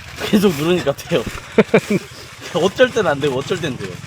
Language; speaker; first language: Korean; native; Korean